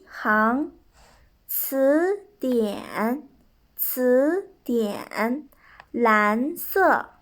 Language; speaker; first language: Chinese; non-native, fluent; Kyrgyz